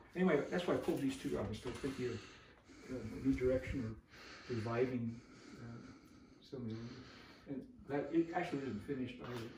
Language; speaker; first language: English; native; English